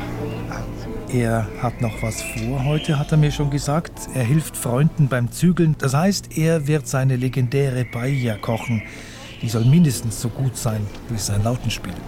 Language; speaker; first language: German; native; German